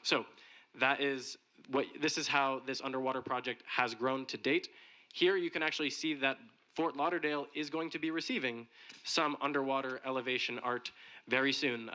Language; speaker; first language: English; native; English